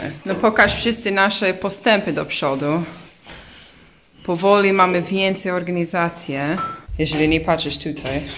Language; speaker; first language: Polish; early bilingual, heritage; English